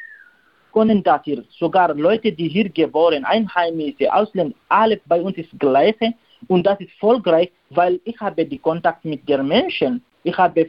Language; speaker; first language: German; non-native, learner; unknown